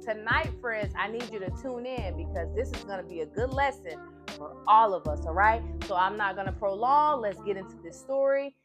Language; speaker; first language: English; native; English